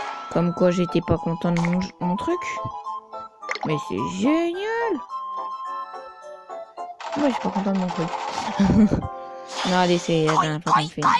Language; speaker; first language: French; native; French